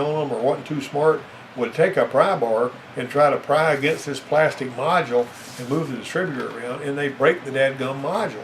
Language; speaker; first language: English; native; English